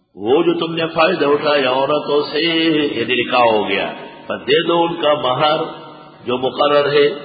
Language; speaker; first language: Urdu; non-native, local second language; Pashto